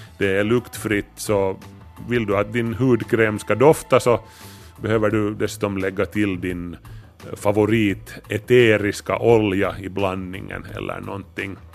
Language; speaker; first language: Swedish; native; Swedish